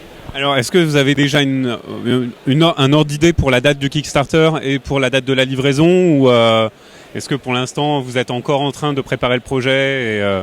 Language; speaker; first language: French; native; French